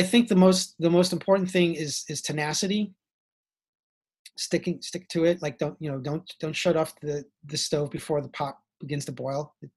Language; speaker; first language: English; native; English